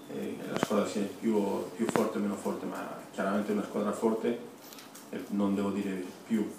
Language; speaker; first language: Italian; non-native, fluent; Spanish